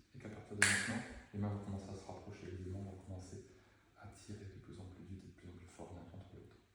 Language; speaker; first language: French; native; French